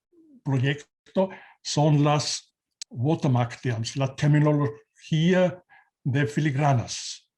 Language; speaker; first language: Spanish; non-native, learner; German